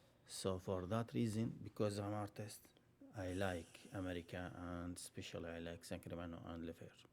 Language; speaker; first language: English; non-native, learner; Arabic